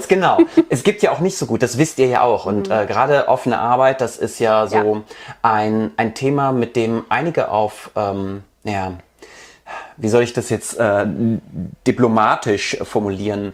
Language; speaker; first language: German; native; German